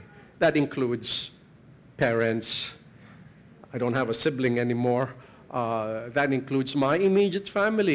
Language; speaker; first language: English; non-native, local second language; Filipino